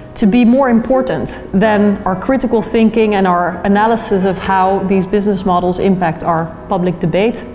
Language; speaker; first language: English; non-native, fluent; Dutch